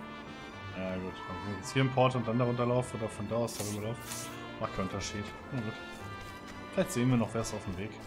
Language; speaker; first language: German; native; German